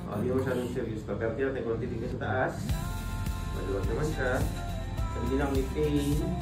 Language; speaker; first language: Filipino; native; Filipino